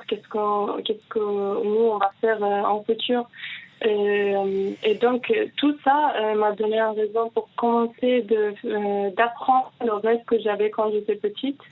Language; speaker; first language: French; non-native, fluent; Persian